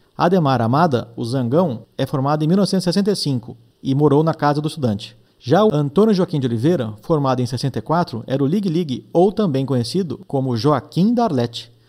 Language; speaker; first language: Portuguese; native; Portuguese